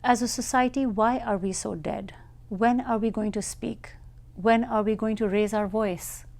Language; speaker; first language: English; non-native, local second language; Urdu